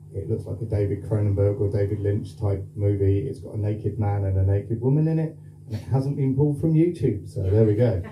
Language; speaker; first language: English; native; English